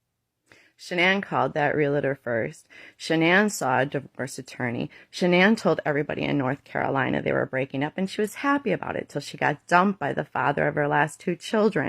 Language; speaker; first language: English; native; English